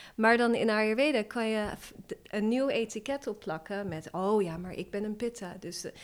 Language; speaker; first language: Dutch; non-native, fluent; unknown